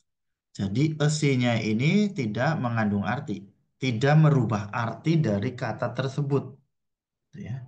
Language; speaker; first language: Indonesian; native; Indonesian